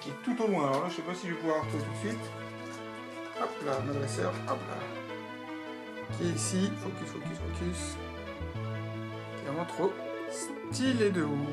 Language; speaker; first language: French; native; French